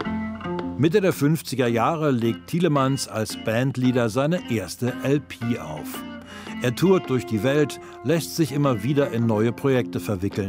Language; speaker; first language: German; native; German